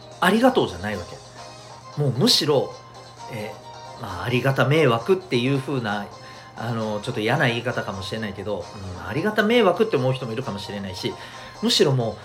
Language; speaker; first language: Japanese; native; Japanese